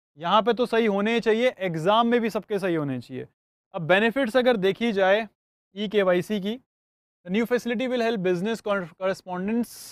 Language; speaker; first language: Hindi; native; Hindi